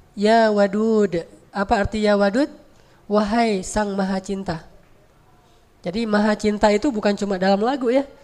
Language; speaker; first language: Indonesian; native; Indonesian